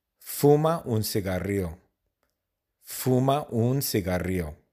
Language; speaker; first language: Spanish; non-native, fluent; English